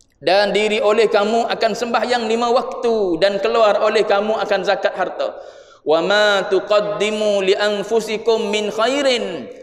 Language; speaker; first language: Malay; native; Malay